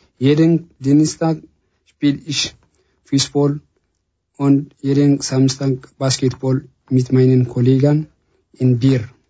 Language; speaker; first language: German; non-native, learner; Tigrinya